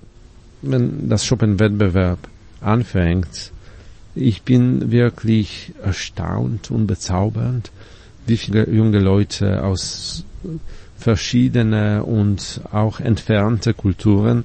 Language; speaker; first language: German; non-native, fluent; Polish